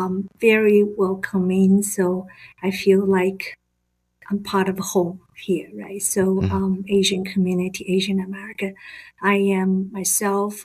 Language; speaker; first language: English; non-native, fluent; Chinese